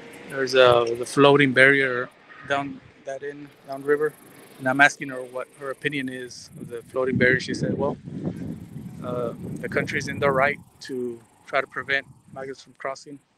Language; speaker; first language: English; early bilingual, other home language; Spanish